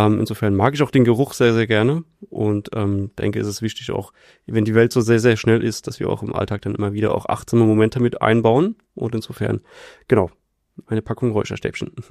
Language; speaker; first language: German; native; German